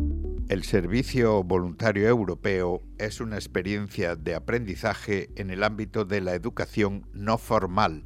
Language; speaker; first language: Spanish; native; Spanish